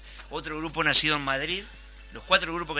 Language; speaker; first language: Spanish; native; Spanish